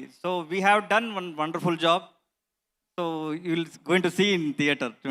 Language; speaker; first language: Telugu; non-native, learner; Kannada